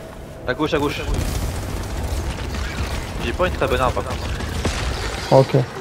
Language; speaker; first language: French; native; French